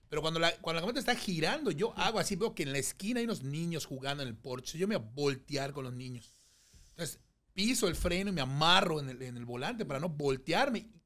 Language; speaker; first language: Spanish; native; Spanish